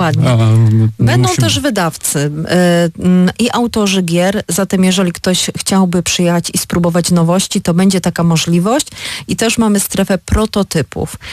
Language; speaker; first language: Polish; native; Polish